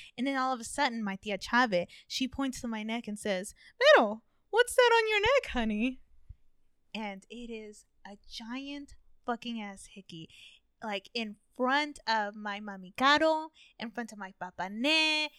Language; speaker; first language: English; early bilingual, other home language; Spanish